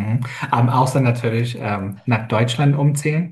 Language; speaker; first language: German; non-native, fluent; English